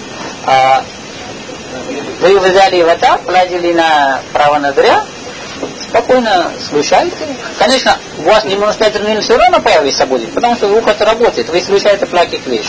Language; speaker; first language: Russian; non-native, learner; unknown